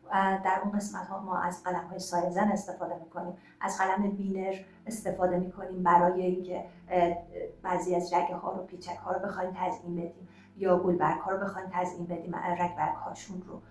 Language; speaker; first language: Persian; native; Persian